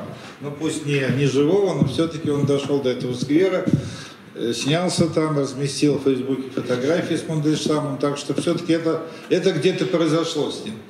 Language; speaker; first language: Russian; native; Russian